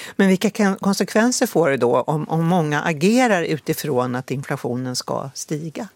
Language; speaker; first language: Swedish; native; Swedish